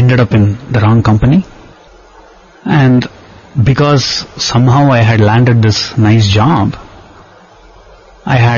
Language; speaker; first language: English; non-native, local second language; Tamil